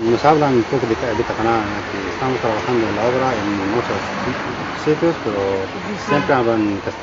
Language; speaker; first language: Spanish; non-native, learner; Arabic